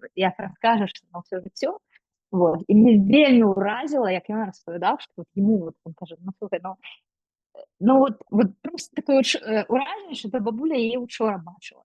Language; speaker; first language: Belarusian; non-native, local second language; Russian